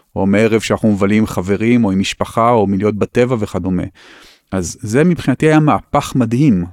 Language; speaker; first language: Hebrew; native; Hebrew